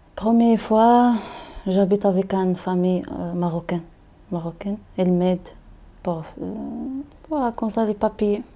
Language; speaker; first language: French; non-native, learner; Arabic